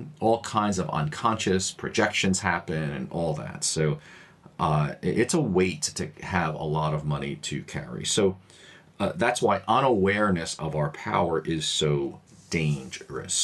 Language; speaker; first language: English; native; English